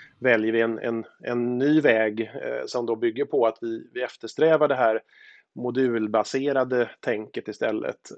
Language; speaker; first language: Swedish; native; Swedish